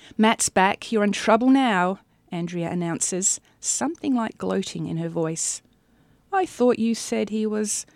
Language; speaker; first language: English; native; English